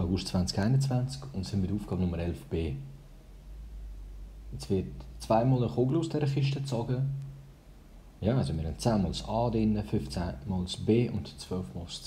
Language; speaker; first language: German; early bilingual, other home language; Albanian